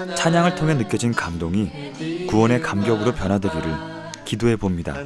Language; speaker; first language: Korean; native; Korean